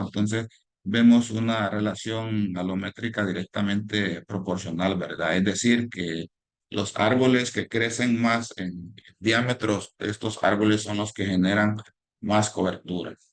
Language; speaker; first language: Spanish; native; Spanish